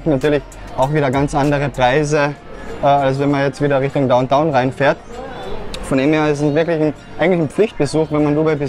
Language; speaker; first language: German; native; German